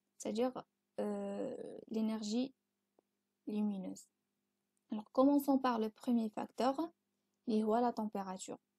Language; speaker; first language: French; non-native, local second language; Arabic